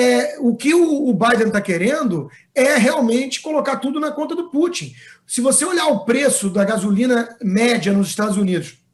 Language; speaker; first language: Portuguese; native; Portuguese